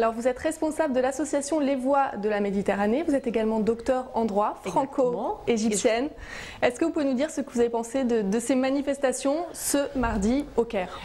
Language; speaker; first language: French; native; French